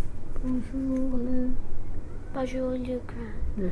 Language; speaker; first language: French; non-native, learner; English